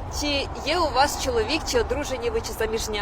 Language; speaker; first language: Ukrainian; native; Ukrainian